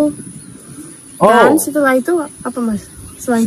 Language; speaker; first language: Indonesian; non-native, fluent; Russian